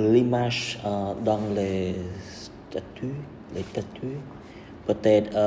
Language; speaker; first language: French; non-native, learner; Khmer